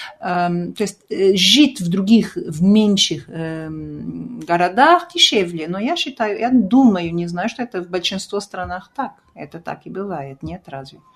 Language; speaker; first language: Russian; early bilingual, heritage; Russian